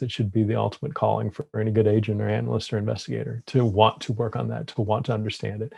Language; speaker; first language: English; native; English